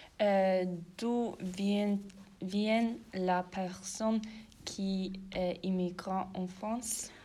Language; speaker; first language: French; non-native, learner; Norwegian